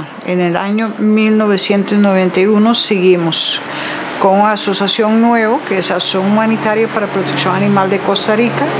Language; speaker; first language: Spanish; non-native, fluent; Dutch